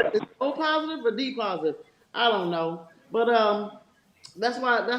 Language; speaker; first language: English; native; English